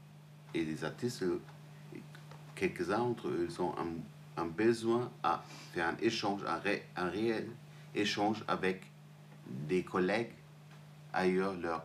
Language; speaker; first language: French; non-native, fluent; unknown